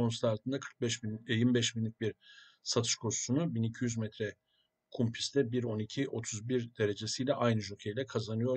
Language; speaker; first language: Turkish; native; Turkish